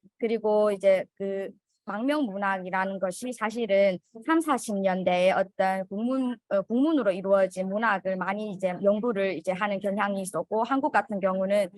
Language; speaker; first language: Korean; non-native, fluent; Chinese